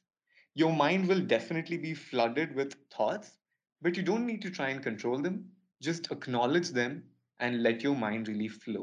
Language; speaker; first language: English; non-native, local second language; Kannada